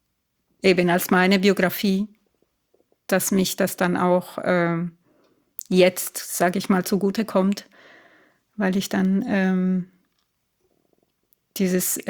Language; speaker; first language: German; non-native, fluent; Italian